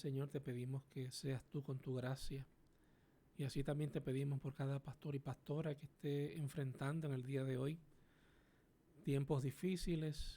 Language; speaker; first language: Spanish; native; Spanish